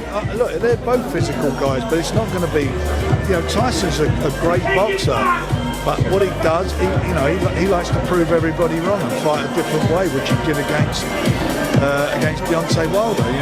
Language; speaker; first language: English; native; English